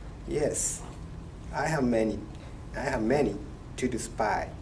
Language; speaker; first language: English; non-native, learner; Japanese